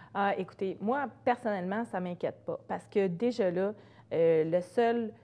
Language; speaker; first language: French; native; French